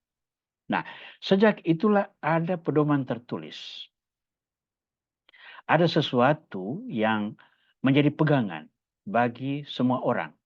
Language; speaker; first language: Indonesian; native; Indonesian